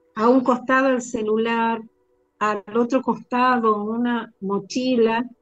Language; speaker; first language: Spanish; native; Spanish